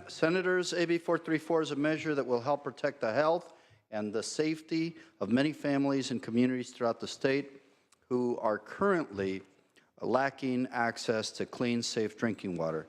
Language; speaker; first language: English; native; English